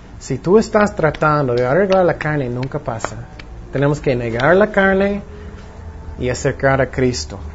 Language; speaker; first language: Spanish; non-native, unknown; English